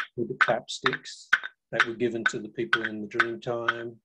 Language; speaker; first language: English; native; English